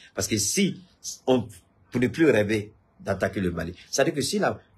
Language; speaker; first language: French; non-native, local second language; Bambara